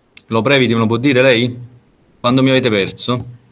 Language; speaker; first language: Italian; native; Italian